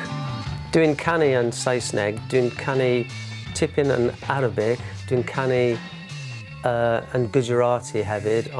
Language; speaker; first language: Welsh; non-native, learner; English